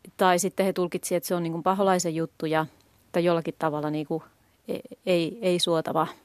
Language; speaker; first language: Finnish; native; Finnish